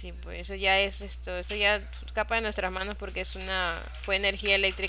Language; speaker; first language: Spanish; native; Spanish